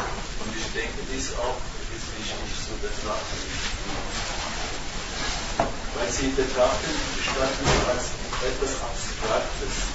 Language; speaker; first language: German; non-native, learner; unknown